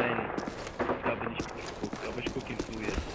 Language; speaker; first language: German; non-native, local second language; Swedish